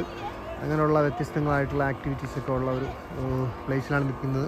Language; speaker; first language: Malayalam; native; Malayalam